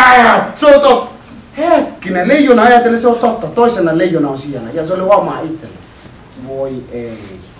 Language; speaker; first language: Finnish; non-native, learner; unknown